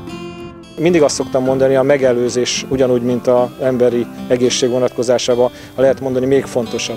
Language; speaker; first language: Hungarian; native; Hungarian